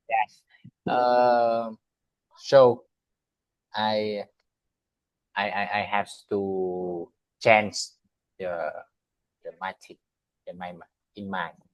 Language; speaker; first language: English; non-native, learner; Vietnamese